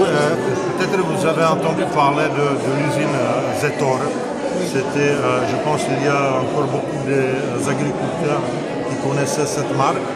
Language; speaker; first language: French; non-native, fluent; Czech